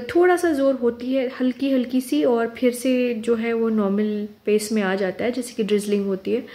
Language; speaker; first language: Hindi; non-native, local second language; Urdu